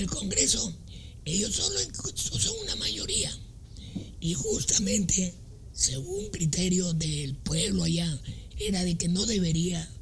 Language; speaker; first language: Spanish; native; Spanish